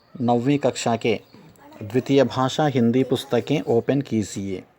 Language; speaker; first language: Hindi; non-native, local second language; Telugu